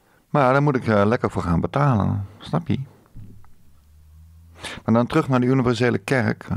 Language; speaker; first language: Dutch; native; Dutch